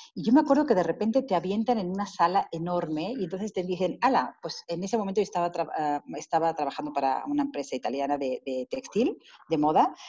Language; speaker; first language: Spanish; native; Spanish